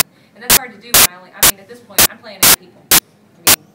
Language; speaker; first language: English; native; English